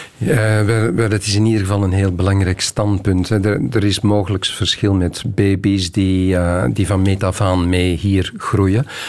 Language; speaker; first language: Dutch; native; Dutch